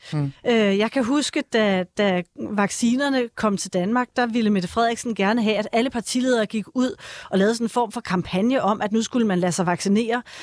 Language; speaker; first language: Danish; native; Danish